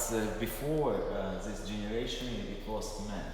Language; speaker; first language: English; non-native, learner; Russian